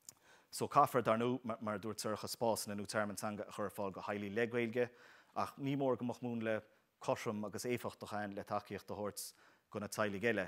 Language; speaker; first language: Irish; native; Irish